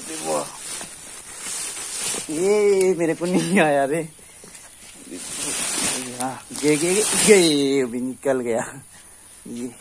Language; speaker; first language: Hindi; non-native, local second language; Bodo